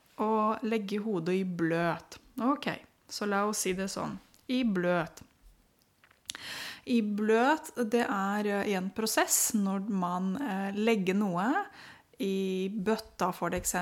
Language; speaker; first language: Norwegian; non-native, fluent; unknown